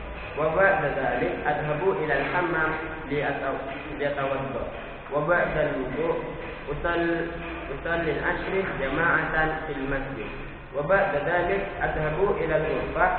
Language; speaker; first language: Arabic; non-native, learner; Indonesian